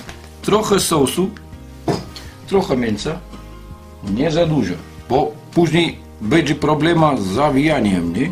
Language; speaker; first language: Polish; non-native, fluent; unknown